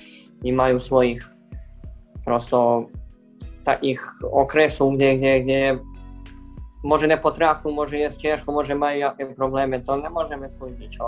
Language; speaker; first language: Polish; non-native, learner; Serbian